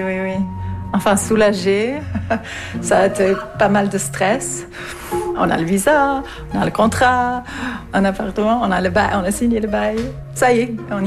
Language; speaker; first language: French; non-native, fluent; English